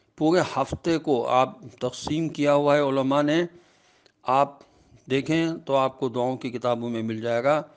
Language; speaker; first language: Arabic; non-native, fluent; Urdu